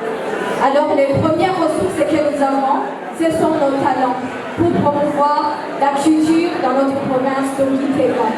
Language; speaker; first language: French; non-native, local second language; Rundi